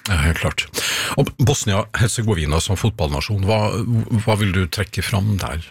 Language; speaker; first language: Norwegian; native; Norwegian